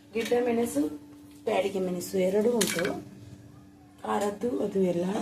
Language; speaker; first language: Kannada; non-native, local second language; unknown